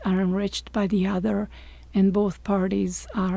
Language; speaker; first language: English; non-native, fluent; Italian